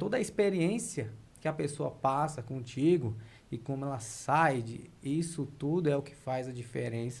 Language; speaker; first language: Portuguese; native; Portuguese